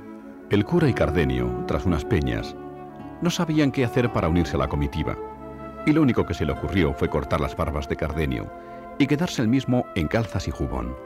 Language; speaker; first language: Spanish; native; Spanish